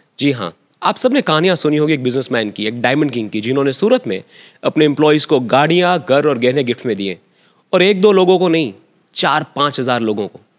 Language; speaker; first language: Hindi; non-native, local second language; Gujarati